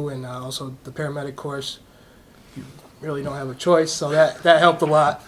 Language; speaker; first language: English; native; English